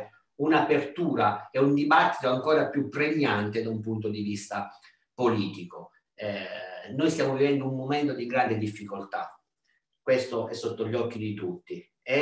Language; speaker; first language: Italian; native; Italian